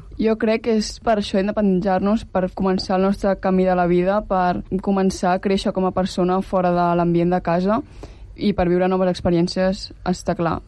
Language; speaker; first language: Catalan; native; Catalan